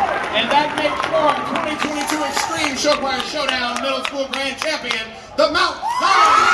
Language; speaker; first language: English; native; English